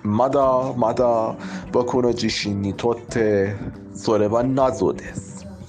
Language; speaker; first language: Japanese; non-native, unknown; Persian